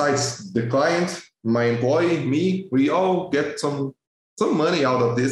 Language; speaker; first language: English; non-native, fluent; Portuguese